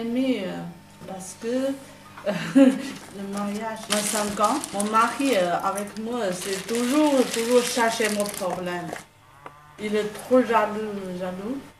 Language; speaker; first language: French; non-native, learner; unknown